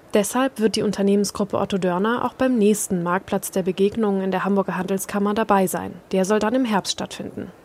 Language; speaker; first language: German; native; German